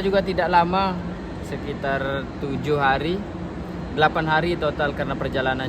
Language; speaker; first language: Indonesian; non-native, local second language; Sasak